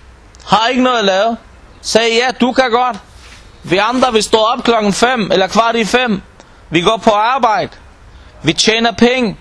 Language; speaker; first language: Danish; non-native, local second language; Arabic